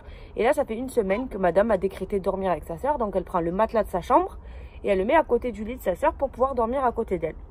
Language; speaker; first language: French; native; French